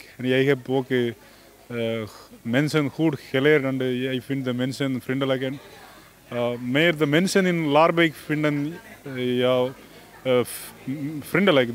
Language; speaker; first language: Dutch; non-native, learner; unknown